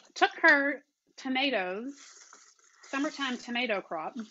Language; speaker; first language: English; native; English